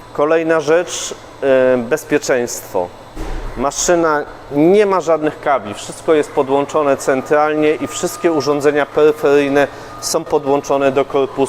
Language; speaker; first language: Polish; native; Polish